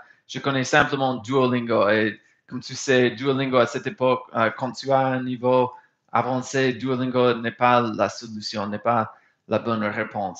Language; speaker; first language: French; non-native, fluent; English